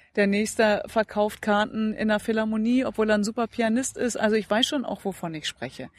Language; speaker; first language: German; native; German